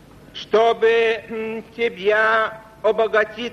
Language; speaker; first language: Russian; non-native, fluent; Polish